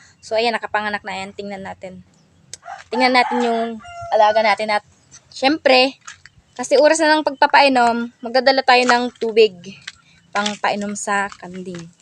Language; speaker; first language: Filipino; non-native, local second language; Cebuano